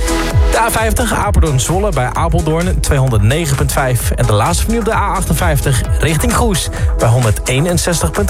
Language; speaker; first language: Dutch; native; Dutch